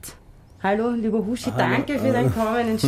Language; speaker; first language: German; native; German